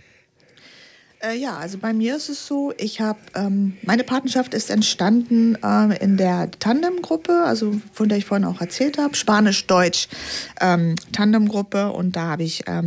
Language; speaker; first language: German; native; German